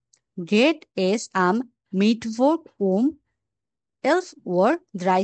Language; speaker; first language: German; non-native, fluent; Bangla